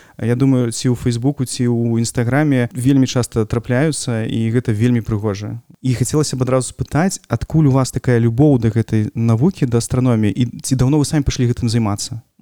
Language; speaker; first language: Belarusian; non-native, local second language; Russian